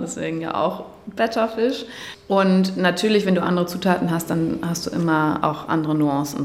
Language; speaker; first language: German; native; German